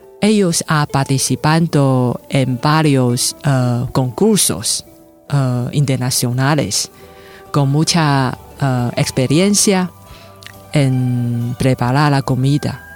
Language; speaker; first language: Spanish; non-native, fluent; Chinese